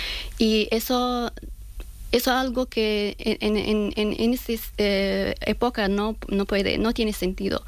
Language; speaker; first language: Spanish; non-native, learner; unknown